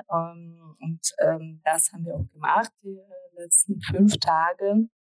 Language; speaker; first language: German; early bilingual, other home language; Russian